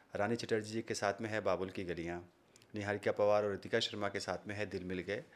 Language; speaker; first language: Hindi; native; Hindi